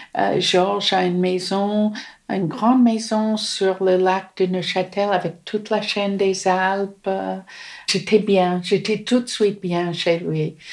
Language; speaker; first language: French; non-native, fluent; English